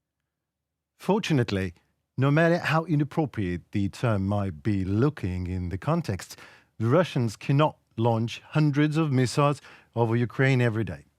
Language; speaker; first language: English; non-native, fluent; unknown